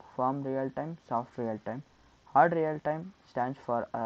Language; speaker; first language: English; non-native, local second language; Kannada